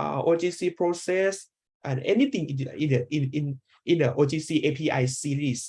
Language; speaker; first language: English; non-native, learner; Thai